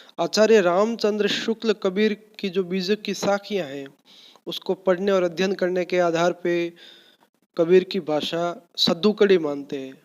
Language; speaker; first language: Hindi; native; Hindi